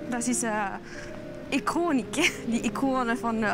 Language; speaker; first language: German; non-native, learner; French